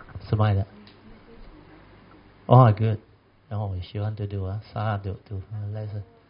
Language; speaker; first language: English; non-native, local second language; Min Nan Chinese